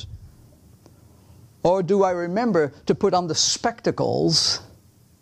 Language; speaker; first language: English; non-native, fluent; Dutch